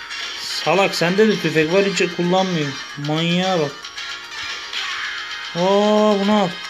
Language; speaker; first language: Turkish; native; Turkish